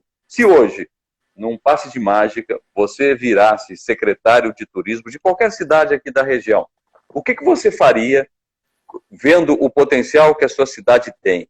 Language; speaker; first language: Portuguese; native; Portuguese